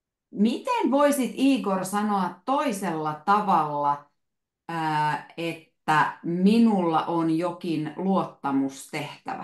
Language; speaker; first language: Finnish; native; Finnish